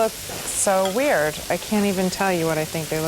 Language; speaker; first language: English; native; English